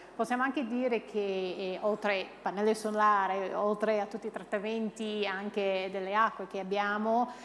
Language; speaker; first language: Italian; non-native, fluent; English